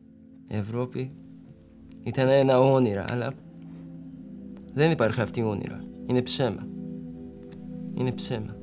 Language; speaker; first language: Greek; non-native, learner; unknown